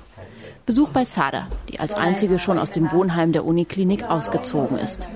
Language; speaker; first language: German; native; German